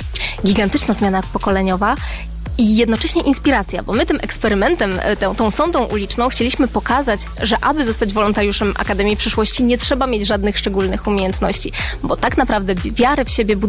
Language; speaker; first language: Polish; native; Polish